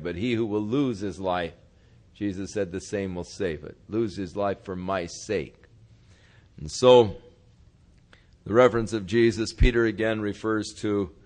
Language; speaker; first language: English; native; English